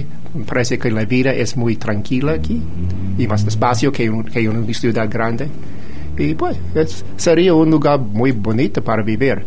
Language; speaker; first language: Spanish; non-native, fluent; English